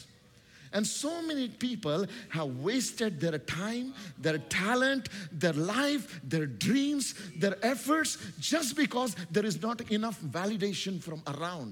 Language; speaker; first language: English; non-native, local second language; Hindi